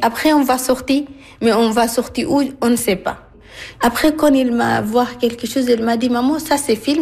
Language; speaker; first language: French; non-native, learner; Arabic